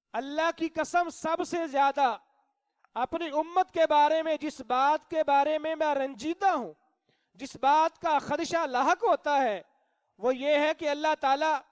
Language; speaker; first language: Urdu; non-native, local second language; Punjabi